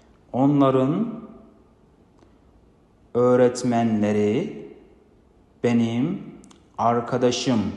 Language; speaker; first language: Turkish; non-native, fluent; Kazakh